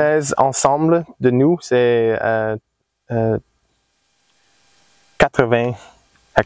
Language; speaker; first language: French; non-native, learner; English